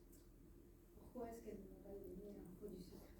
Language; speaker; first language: French; native; French